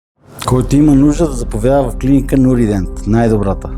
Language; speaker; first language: Bulgarian; native; Bulgarian